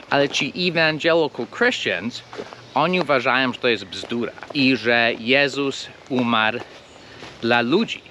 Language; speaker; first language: Polish; non-native, fluent; English